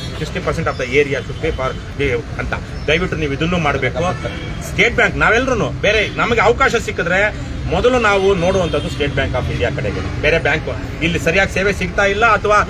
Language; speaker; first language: Kannada; native; Kannada